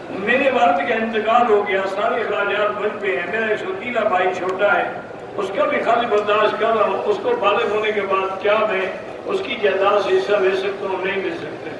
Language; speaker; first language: Urdu; native; Urdu